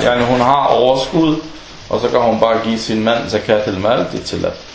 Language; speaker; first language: Danish; non-native, local second language; Arabic